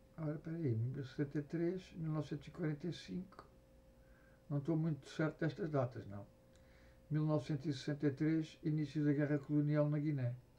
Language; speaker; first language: Portuguese; native; Portuguese